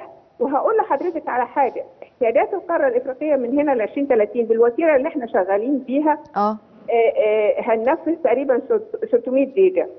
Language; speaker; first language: Arabic; native; Arabic